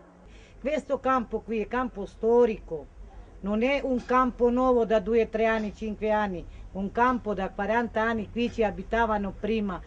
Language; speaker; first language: Italian; non-native, fluent; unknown